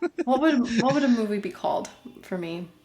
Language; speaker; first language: English; native; English